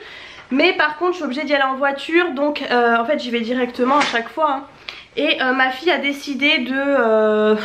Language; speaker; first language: French; native; French